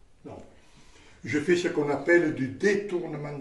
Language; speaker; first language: French; native; French